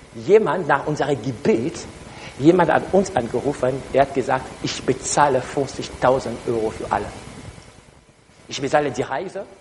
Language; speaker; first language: German; non-native, learner; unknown